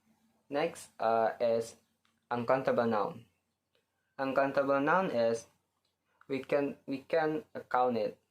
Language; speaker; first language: English; non-native, learner; Indonesian